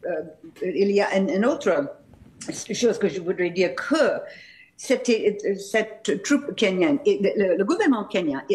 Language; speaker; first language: French; non-native, fluent; English